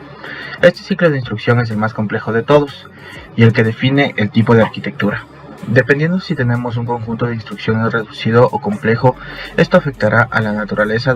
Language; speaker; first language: Spanish; native; Spanish